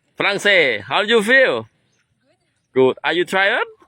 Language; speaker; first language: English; non-native, learner; Lao